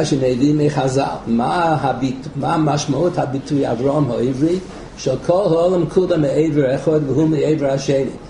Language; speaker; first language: Hebrew; non-native, fluent; English